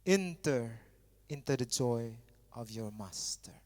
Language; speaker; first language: English; non-native, local second language; Filipino